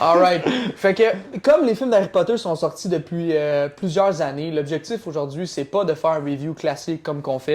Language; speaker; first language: French; native; French